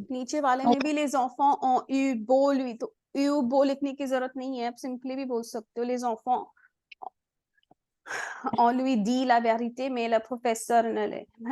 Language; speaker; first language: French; non-native, fluent; Hindi